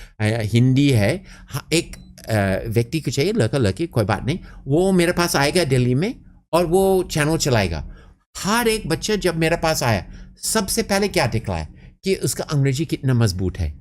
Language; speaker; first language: Hindi; non-native, fluent; English